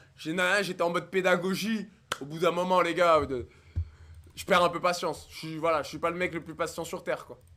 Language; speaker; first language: French; native; French